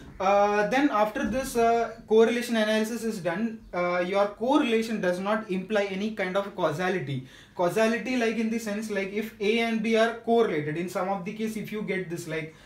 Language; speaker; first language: English; non-native, local second language; Marathi